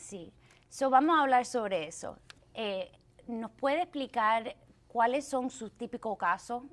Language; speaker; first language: Spanish; early bilingual, heritage; Spanish